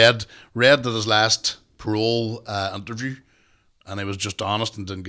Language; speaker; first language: English; native; English